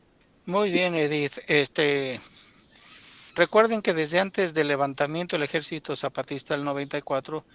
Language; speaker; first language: Spanish; native; Spanish